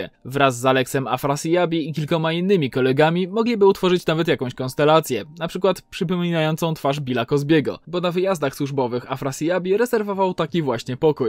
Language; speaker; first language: Polish; native; Polish